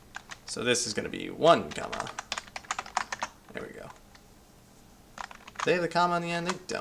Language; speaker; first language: English; native; English